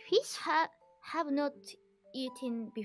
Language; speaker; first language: English; non-native, learner; Japanese